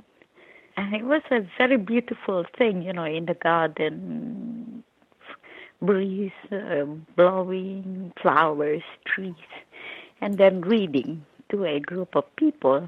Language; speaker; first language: English; non-native, local second language; Filipino